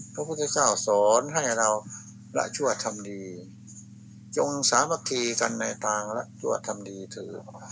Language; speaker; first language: Thai; native; Thai